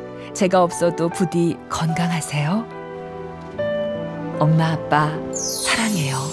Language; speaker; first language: Korean; native; Korean